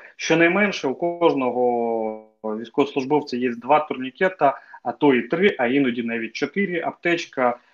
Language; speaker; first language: Ukrainian; native; Ukrainian